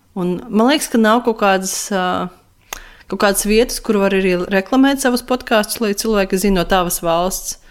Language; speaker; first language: Latvian; non-native, local second language; Russian